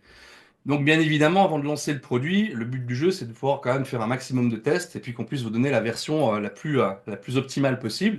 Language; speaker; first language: French; native; French